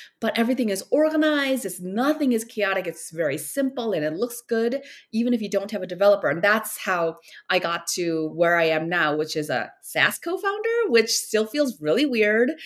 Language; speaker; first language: English; early bilingual, other home language; Korean